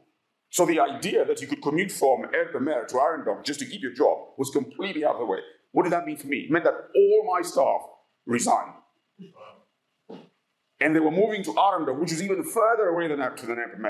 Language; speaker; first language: English; non-native, local second language; Ganda